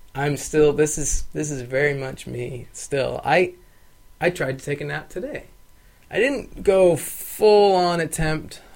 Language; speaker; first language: English; native; English